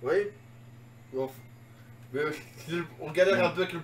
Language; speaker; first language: French; native; French